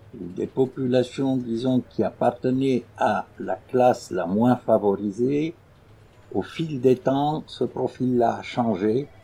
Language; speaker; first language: French; non-native, local second language; Arabic